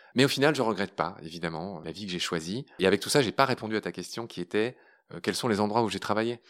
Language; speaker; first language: French; native; French